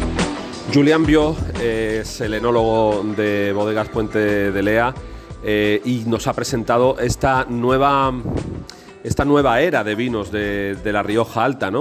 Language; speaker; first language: Spanish; native; Spanish